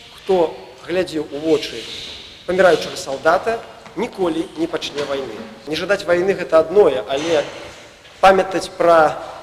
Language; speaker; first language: Belarusian; native; Belarusian